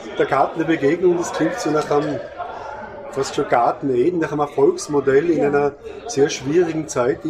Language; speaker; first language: German; native; German